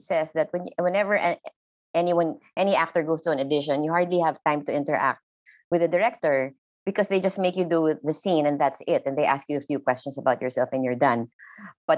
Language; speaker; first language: English; non-native, local second language; Filipino